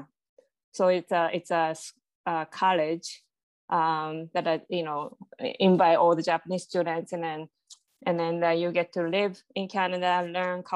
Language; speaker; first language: English; non-native, fluent; Japanese